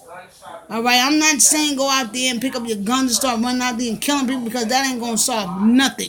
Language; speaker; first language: English; native; English